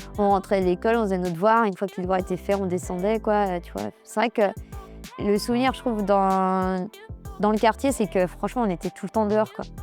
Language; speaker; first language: French; native; French